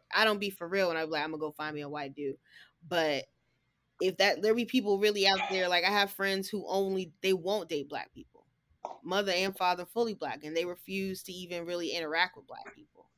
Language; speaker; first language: English; native; English